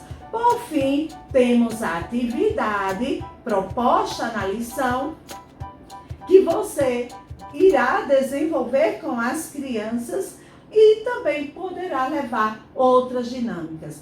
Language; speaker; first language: Portuguese; native; Portuguese